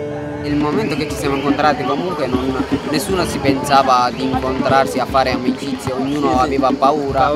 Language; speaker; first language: Italian; non-native, learner; Somali